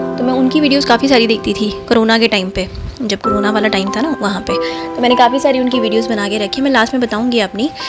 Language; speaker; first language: Hindi; non-native, local second language; Dogri